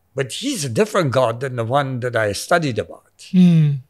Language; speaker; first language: English; non-native, local second language; Persian